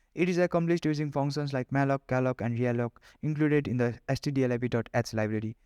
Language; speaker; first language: English; non-native, local second language; Nepali